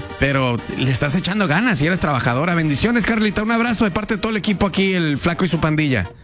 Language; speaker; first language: Spanish; native; Spanish